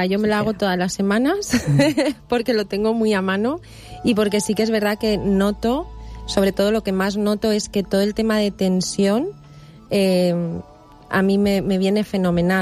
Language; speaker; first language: Spanish; native; Spanish